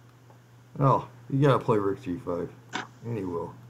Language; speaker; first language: English; native; English